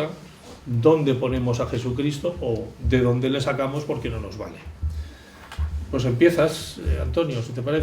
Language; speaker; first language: Spanish; native; Spanish